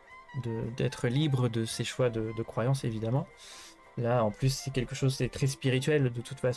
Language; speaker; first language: French; native; French